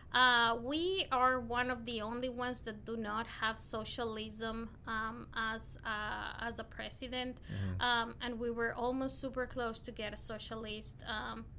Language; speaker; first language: English; non-native, fluent; Spanish